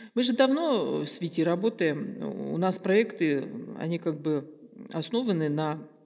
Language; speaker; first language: Russian; native; Russian